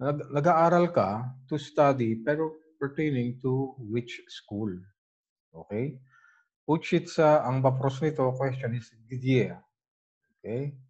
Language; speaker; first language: English; non-native, local second language; Filipino